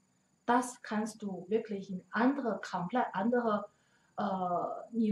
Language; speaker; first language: German; non-native, learner; Chinese